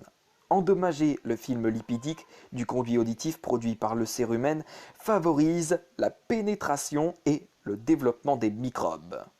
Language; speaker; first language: French; native; French